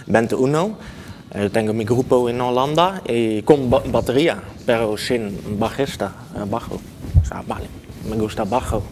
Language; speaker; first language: Spanish; non-native, learner; Dutch